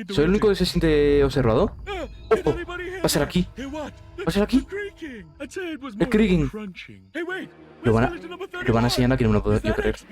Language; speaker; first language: Spanish; native; Spanish